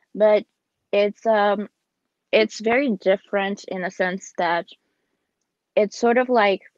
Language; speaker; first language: English; non-native, fluent; Portuguese